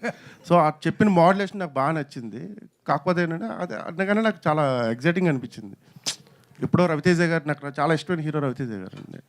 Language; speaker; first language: Telugu; native; Telugu